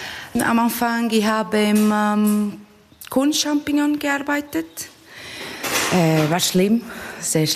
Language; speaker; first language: German; non-native, learner; Portuguese